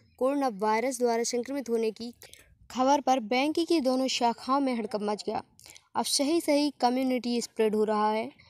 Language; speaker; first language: Hindi; native; Hindi